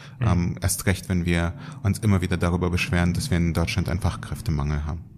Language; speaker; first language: German; early bilingual, other home language; Russian